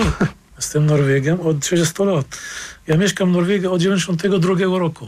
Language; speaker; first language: Polish; non-native, fluent; Arabic